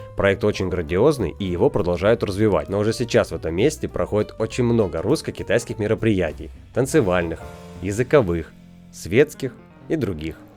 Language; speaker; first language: Russian; native; Russian